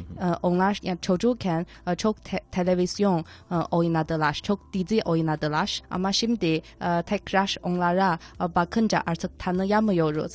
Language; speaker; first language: Turkish; non-native, learner; Chinese